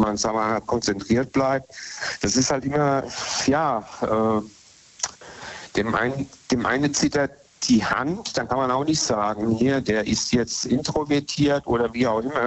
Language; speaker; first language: German; native; German